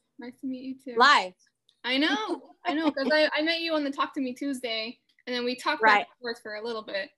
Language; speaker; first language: English; native; English